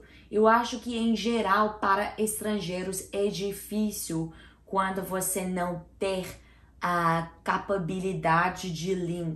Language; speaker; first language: Portuguese; non-native, learner; English